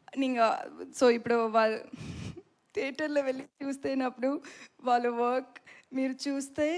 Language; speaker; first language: Telugu; non-native, learner; Tamil